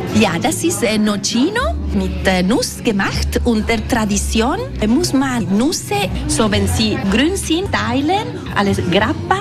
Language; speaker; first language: German; non-native, local second language; Italian